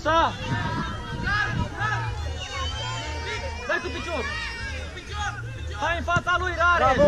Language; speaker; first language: Romanian; native; Romanian